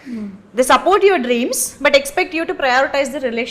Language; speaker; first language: Telugu; native; Telugu